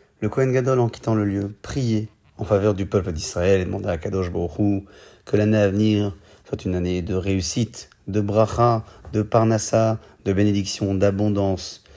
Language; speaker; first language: French; native; French